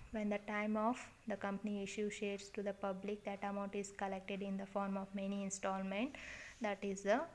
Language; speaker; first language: English; non-native, local second language; Kannada